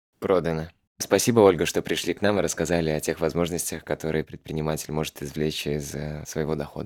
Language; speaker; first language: Russian; native; Russian